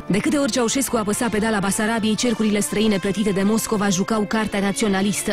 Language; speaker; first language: Romanian; native; Romanian